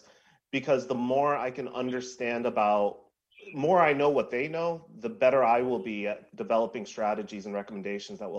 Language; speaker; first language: English; native; English